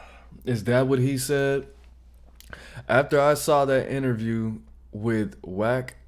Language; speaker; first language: English; native; English